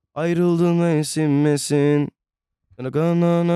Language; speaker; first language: Turkish; early bilingual, heritage; Turkish